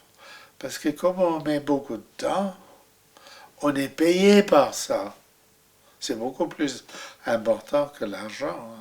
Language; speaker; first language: French; non-native, fluent; German